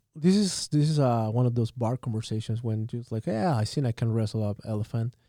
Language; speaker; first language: English; non-native, fluent; Spanish